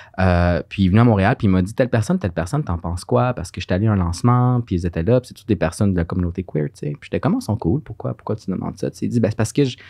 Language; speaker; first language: French; early bilingual, other home language; Spanish